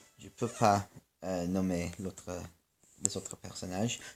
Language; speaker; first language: French; non-native, learner; English